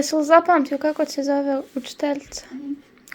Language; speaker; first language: Bosnian; native; Bosnian